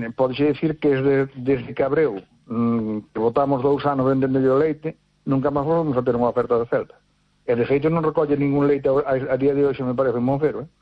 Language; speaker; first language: Galician; native; Galician